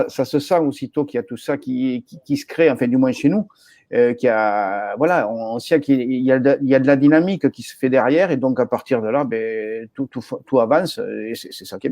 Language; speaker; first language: French; native; French